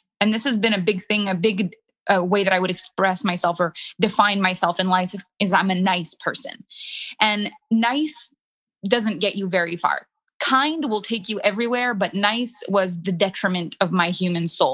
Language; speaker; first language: English; non-native, fluent; French